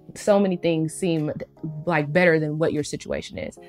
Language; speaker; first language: English; native; English